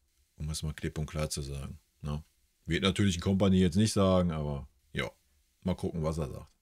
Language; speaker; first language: German; native; German